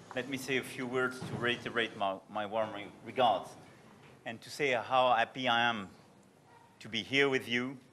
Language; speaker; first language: English; non-native, fluent; French